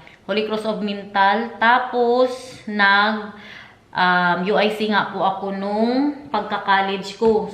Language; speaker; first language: Filipino; non-native, local second language; Cebuano